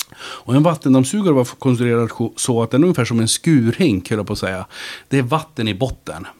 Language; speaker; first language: Swedish; native; Swedish